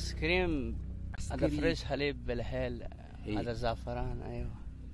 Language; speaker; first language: Arabic; non-native, learner; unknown